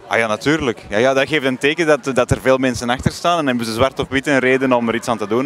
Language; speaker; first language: Dutch; native; Dutch